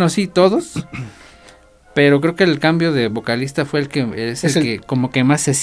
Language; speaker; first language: Spanish; native; Spanish